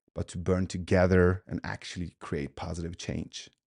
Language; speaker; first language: English; early bilingual, other home language; Swedish